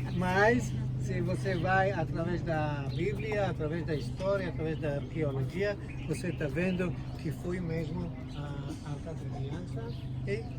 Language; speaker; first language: Portuguese; non-native, fluent; Hebrew